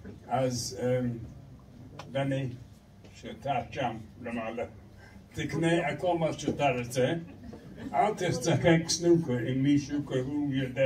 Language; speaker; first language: Hebrew; non-native, learner; English